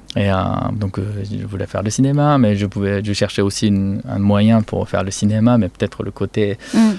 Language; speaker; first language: French; non-native, fluent; Japanese